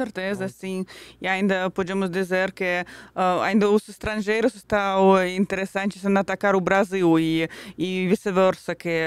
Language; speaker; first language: Portuguese; non-native, fluent; Russian